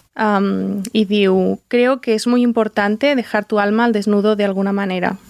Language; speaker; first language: Spanish; non-native, local second language; Catalan